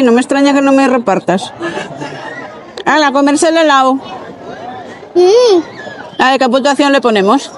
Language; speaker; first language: Spanish; native; Spanish